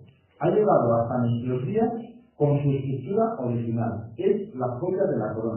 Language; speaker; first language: Spanish; native; Spanish